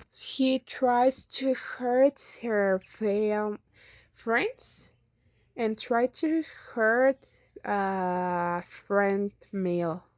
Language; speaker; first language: English; non-native, learner; Spanish